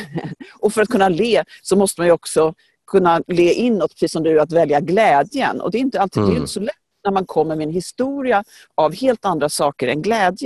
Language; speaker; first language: Swedish; native; Swedish